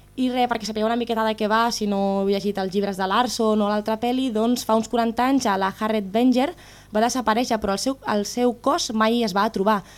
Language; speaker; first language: Catalan; native; Catalan